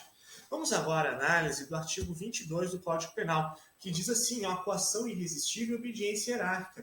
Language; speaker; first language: Portuguese; native; Portuguese